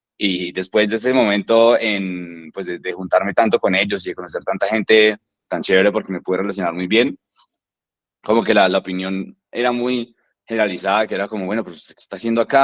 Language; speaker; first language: Spanish; native; Spanish